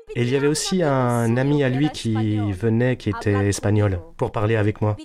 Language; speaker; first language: French; non-native, fluent; Spanish